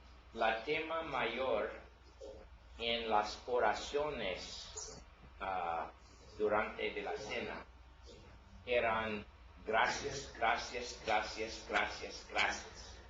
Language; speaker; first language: Spanish; non-native, learner; English